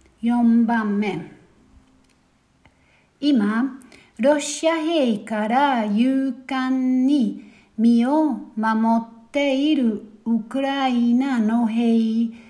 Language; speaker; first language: Japanese; non-native, fluent; German